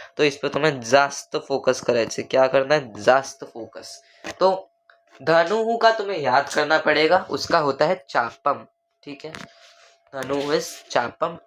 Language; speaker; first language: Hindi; non-native, local second language; Marathi